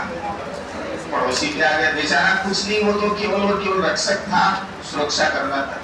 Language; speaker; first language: Hindi; native; Hindi